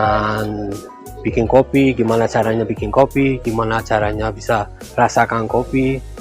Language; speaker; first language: Indonesian; non-native, learner; Persian